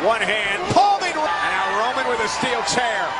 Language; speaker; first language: English; native; English